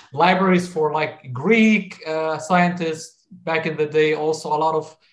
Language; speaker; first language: English; non-native, fluent; Arabic